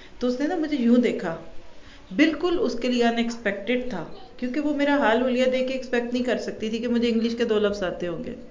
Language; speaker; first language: Urdu; native; Urdu